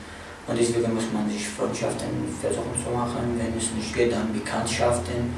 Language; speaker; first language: German; non-native, fluent; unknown